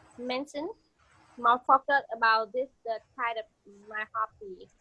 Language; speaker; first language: English; non-native, learner; Vietnamese